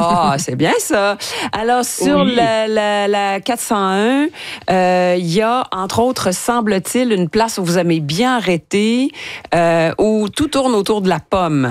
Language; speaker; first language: French; native; French